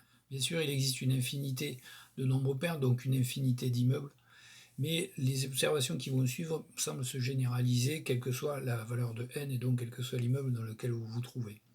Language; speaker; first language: French; native; French